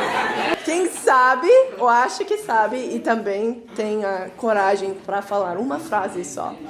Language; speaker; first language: Portuguese; non-native, fluent; English